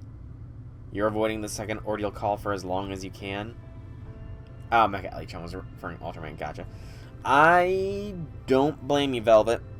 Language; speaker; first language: English; native; English